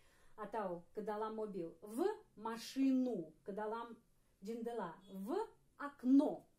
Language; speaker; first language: Indonesian; non-native, fluent; Russian